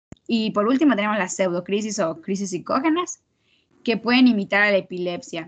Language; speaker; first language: Spanish; native; Spanish